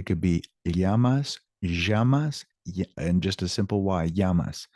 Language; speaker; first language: Spanish; non-native, fluent; English